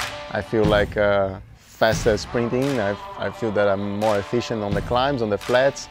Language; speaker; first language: English; non-native, fluent; Portuguese